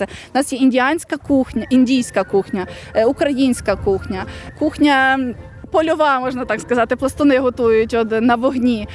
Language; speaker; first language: Ukrainian; native; Ukrainian